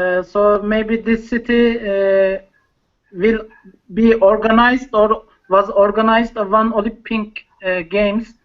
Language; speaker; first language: English; non-native, learner; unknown